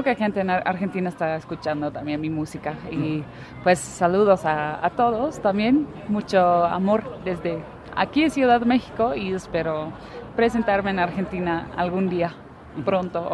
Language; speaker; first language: Spanish; non-native, fluent; Dutch